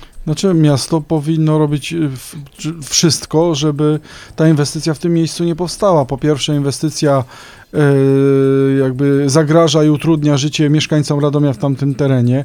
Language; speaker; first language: Polish; native; Polish